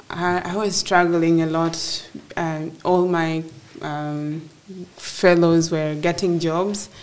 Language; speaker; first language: English; non-native, local second language; Acoli